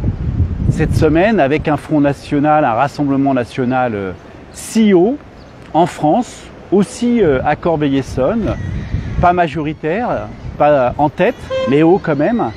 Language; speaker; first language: French; native; French